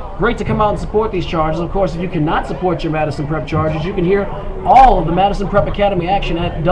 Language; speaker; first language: English; native; English